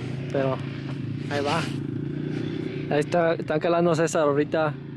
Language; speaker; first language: Spanish; early bilingual, heritage; Spanish